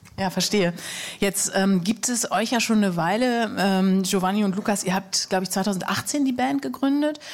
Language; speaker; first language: German; native; German